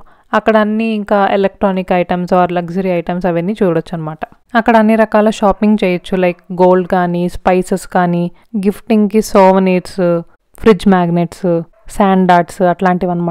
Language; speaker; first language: Telugu; native; Telugu